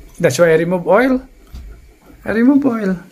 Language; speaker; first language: English; non-native, local second language; Filipino